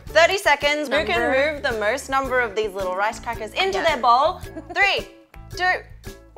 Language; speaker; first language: English; native; English